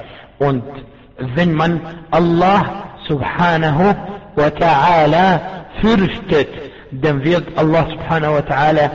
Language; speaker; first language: German; non-native, fluent; Arabic